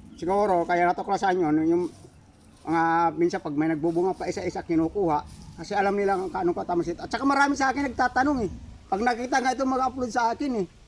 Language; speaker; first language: Filipino; non-native, local second language; Cebuano